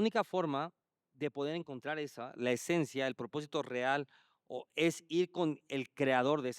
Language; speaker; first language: Spanish; native; Spanish